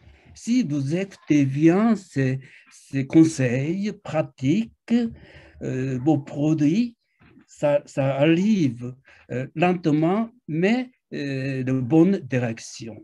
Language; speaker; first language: French; non-native, fluent; Japanese